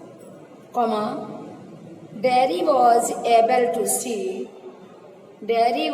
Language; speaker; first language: English; non-native, local second language; Hindi